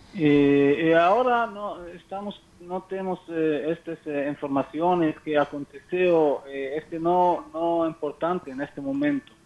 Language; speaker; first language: Spanish; non-native, learner; Hebrew